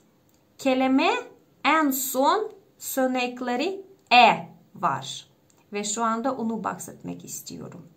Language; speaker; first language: Turkish; non-native, fluent; Russian